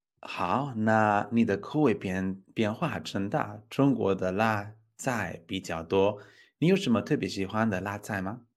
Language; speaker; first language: Chinese; non-native, fluent; Spanish